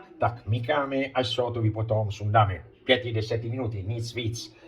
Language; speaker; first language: Czech; non-native, learner; Italian